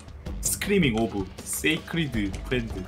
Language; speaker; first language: English; non-native, learner; Korean